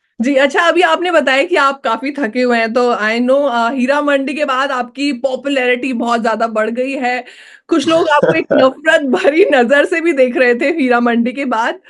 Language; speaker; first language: Hindi; native; Hindi